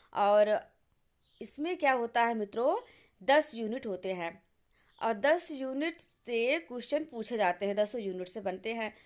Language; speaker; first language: Hindi; native; Hindi